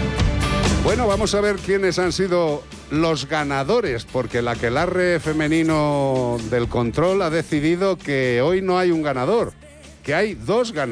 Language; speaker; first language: Spanish; native; Spanish